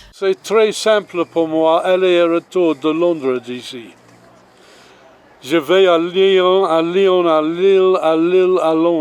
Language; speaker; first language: French; non-native, learner; English